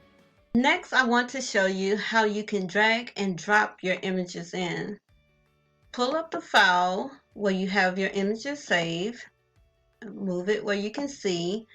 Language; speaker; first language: English; native; English